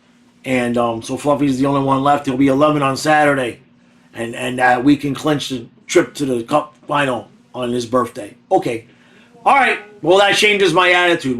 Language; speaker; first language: English; native; English